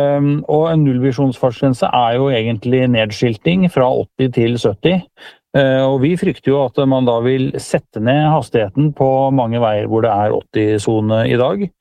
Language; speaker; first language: Norwegian; native; Norwegian